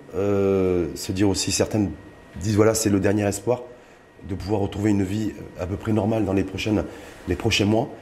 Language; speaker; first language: French; non-native, local second language; Arabic